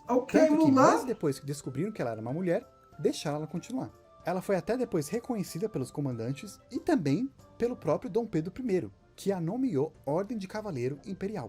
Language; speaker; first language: Portuguese; native; Portuguese